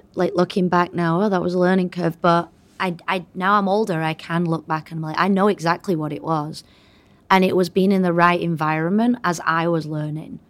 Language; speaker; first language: English; native; English